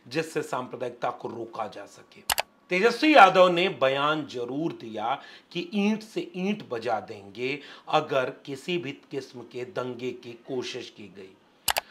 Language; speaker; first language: Hindi; native; Hindi